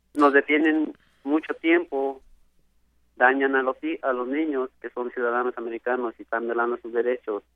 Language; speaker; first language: Spanish; native; Spanish